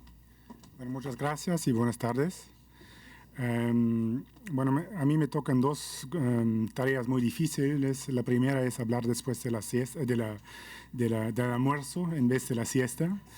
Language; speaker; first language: Spanish; non-native, fluent; German